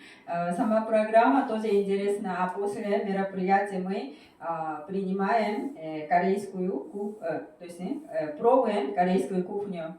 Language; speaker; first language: Russian; non-native, fluent; Korean